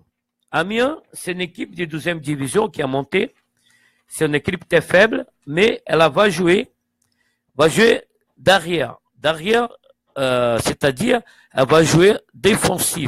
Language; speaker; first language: French; non-native, fluent; Portuguese